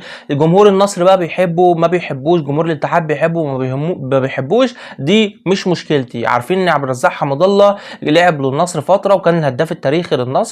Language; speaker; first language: Arabic; native; Arabic